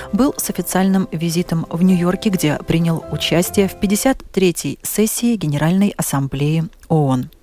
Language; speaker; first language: Russian; native; Russian